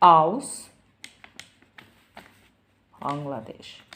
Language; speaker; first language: German; non-native, learner; Bangla